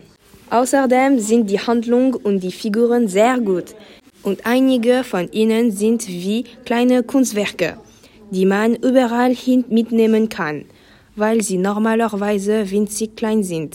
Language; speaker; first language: German; non-native, learner; French